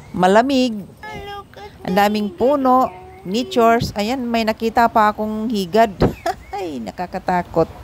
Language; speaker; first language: Filipino; non-native, local second language; Cebuano